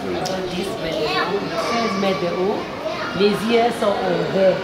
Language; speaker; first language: French; non-native, local second language; Burmese